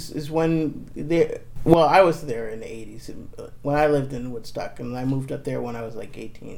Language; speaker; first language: English; native; English